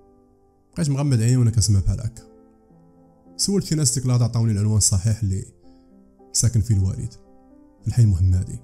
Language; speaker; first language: Arabic; native; Arabic